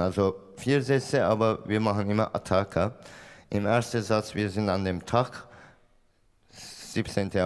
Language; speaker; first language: German; non-native, fluent; Turkish